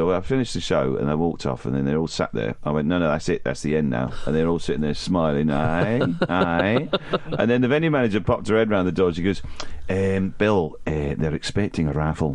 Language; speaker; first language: English; native; English